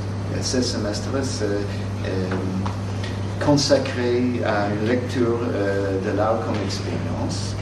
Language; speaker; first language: French; non-native, fluent; English